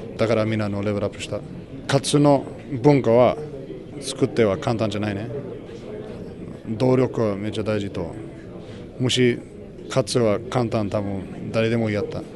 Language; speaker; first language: Japanese; non-native, fluent; English